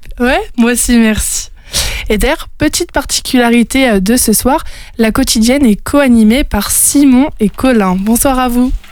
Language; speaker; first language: French; native; French